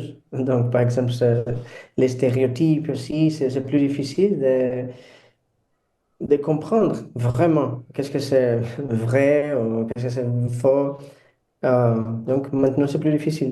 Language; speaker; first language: French; non-native, fluent; Portuguese